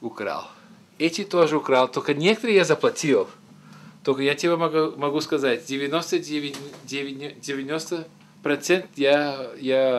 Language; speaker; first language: Russian; early bilingual, heritage; Russian